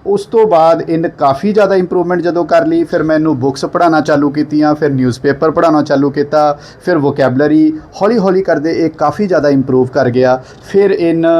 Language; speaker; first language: Punjabi; non-native, local second language; Hindi